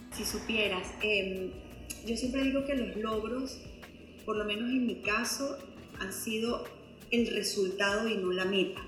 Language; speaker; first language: Spanish; native; Spanish